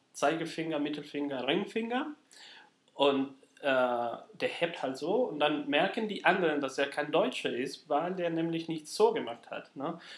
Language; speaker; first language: German; non-native, fluent; Spanish